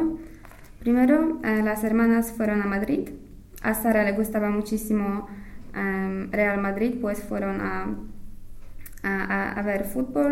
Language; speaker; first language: Spanish; non-native, fluent; English